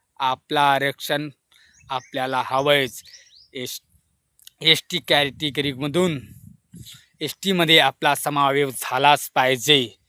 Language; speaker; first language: Marathi; non-native, local second language; Lambadi